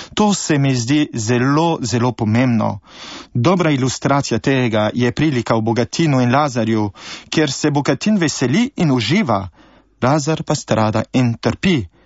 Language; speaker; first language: Slovenian; early bilingual, heritage; Slovenian